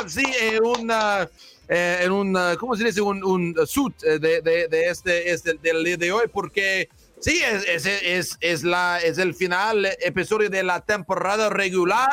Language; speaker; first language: Spanish; non-native, learner; English